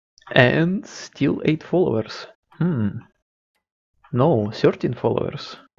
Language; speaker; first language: English; non-native, learner; Russian